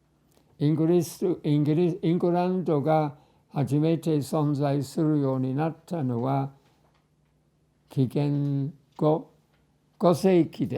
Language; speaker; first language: Japanese; non-native, fluent; English